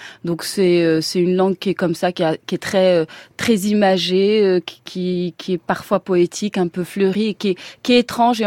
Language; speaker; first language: French; non-native, local second language; Arabic